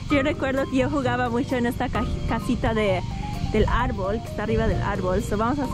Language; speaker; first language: Spanish; early bilingual, heritage; Spanish